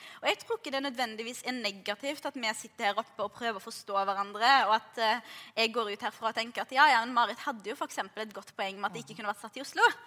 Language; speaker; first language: Norwegian; early bilingual, other home language; Arabic